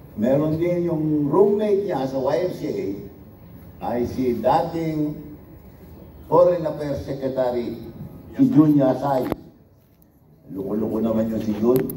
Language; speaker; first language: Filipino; non-native, local second language; Iloko